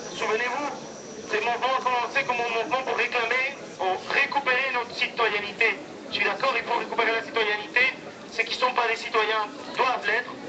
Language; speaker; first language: French; non-native, fluent; Spanish